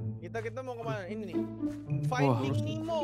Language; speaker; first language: Indonesian; native; Indonesian